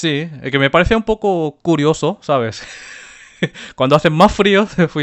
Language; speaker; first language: Spanish; non-native, fluent; Korean